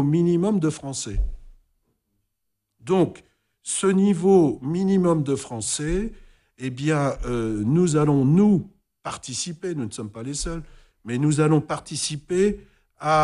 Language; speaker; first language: French; native; French